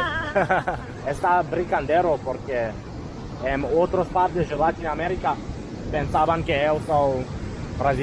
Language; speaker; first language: Portuguese; non-native, learner; Hebrew